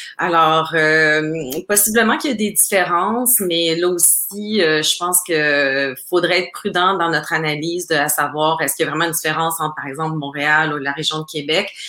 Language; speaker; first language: French; native; French